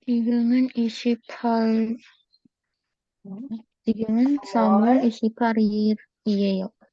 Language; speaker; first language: Korean; non-native, learner; Indonesian